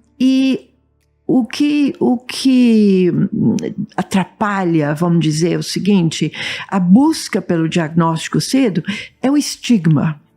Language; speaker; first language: Portuguese; early bilingual, other home language; English